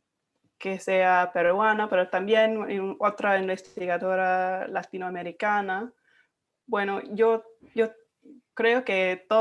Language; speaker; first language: Spanish; non-native, fluent; English